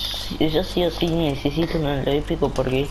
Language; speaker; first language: Spanish; native; Spanish